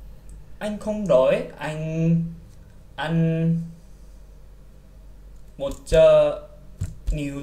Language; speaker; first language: Vietnamese; non-native, learner; Korean